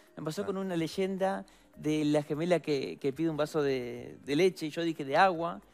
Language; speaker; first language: Spanish; native; Spanish